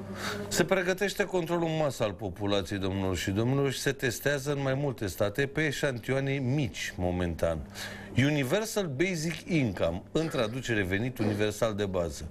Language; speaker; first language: Romanian; native; Romanian